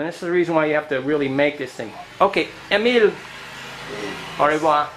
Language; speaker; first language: English; native; English